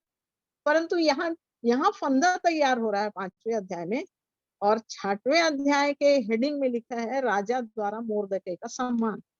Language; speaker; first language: Hindi; native; Hindi